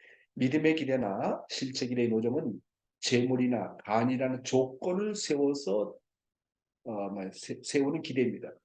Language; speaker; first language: Korean; native; Korean